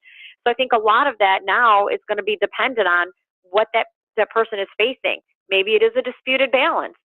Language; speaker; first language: English; native; English